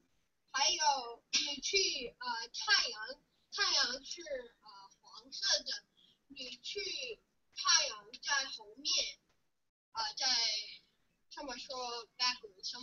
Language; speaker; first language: Chinese; non-native, learner; English